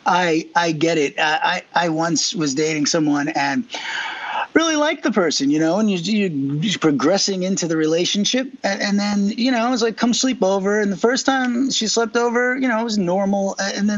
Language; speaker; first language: English; native; English